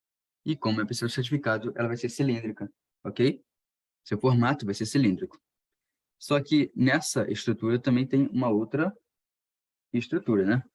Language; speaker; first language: Portuguese; native; Portuguese